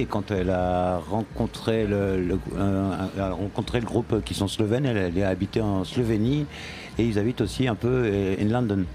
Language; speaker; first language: French; native; French